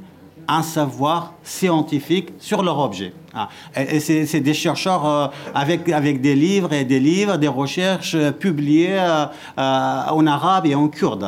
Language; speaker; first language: French; non-native, fluent; Kurdish